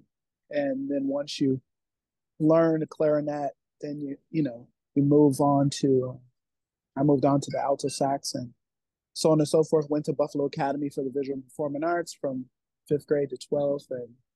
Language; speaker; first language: English; native; English